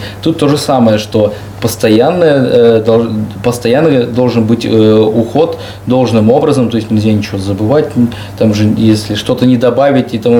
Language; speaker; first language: Russian; native; Russian